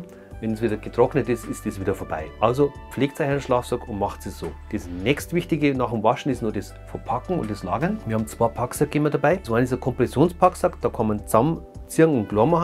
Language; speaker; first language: German; native; German